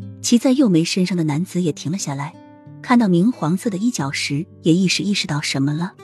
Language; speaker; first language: Chinese; native; Chinese